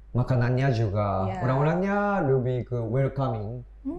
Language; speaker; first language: Indonesian; non-native, learner; Japanese